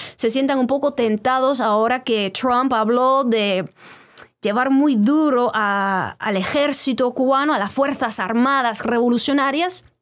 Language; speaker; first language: Spanish; native; Spanish